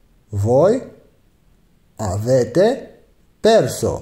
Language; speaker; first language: Italian; non-native, fluent; Arabic